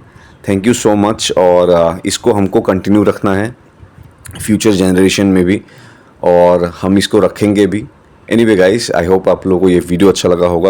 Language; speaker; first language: Hindi; non-native, local second language; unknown